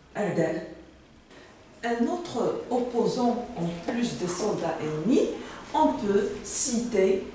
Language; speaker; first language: French; non-native, local second language; Arabic